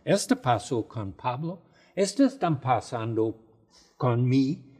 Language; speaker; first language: Spanish; non-native, fluent; English